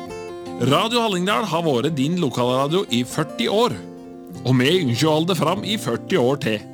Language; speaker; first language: Norwegian; native; Norwegian